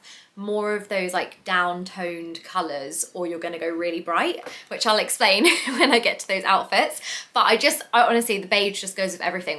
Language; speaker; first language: English; native; English